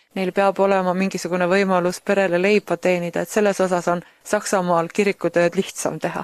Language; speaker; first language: Estonian; native; Estonian